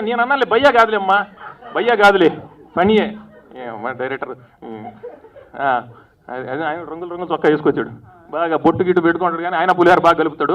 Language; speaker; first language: Telugu; native; Telugu